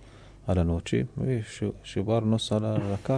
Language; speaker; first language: Spanish; non-native, learner; Arabic